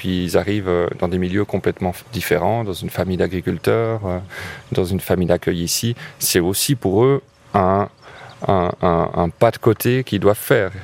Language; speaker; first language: French; native; French